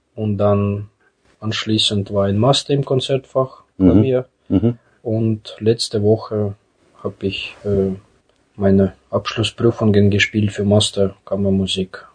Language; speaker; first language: German; non-native, fluent; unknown